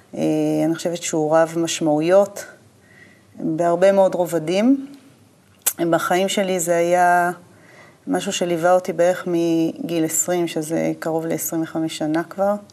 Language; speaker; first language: Hebrew; native; Hebrew